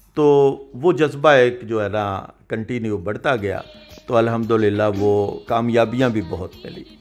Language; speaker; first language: Urdu; non-native, local second language; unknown